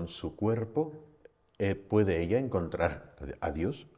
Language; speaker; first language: Spanish; native; Spanish